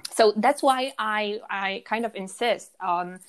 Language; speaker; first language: English; non-native, fluent; Polish